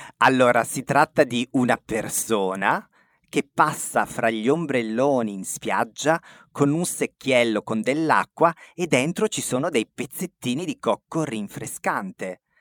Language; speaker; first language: Italian; native; Italian